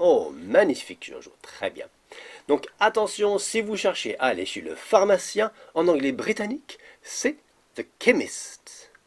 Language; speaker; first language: French; native; French